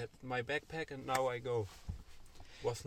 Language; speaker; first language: English; non-native, learner; German